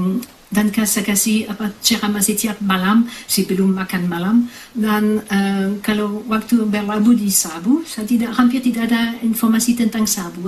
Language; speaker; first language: Indonesian; non-native, fluent; French